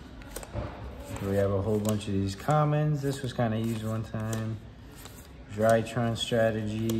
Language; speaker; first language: English; native; English